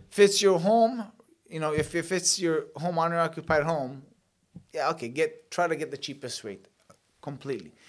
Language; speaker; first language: English; early bilingual, other home language; Italian